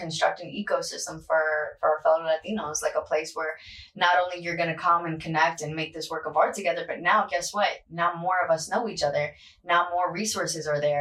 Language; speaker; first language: English; early bilingual, other home language; Spanish